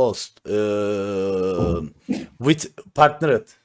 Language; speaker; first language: English; non-native, learner; Turkish